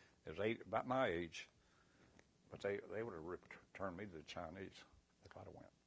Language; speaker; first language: English; native; English